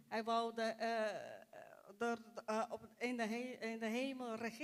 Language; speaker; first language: Dutch; non-native, local second language; Papiamento